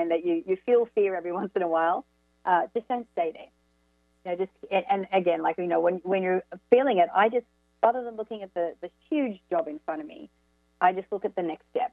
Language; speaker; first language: English; native; English